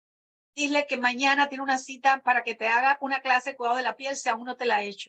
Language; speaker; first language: Spanish; native; Spanish